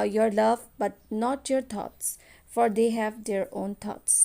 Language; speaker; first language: English; non-native, local second language; Assamese